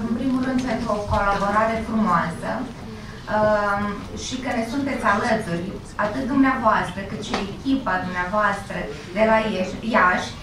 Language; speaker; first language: Romanian; native; Romanian